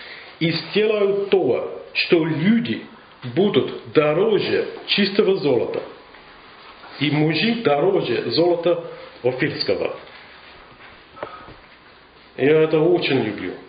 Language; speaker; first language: Russian; non-native, fluent; English